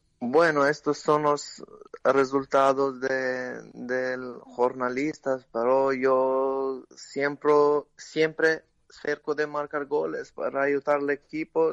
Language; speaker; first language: Spanish; non-native, learner; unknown